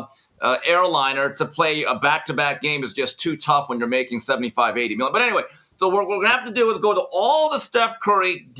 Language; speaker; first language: English; native; English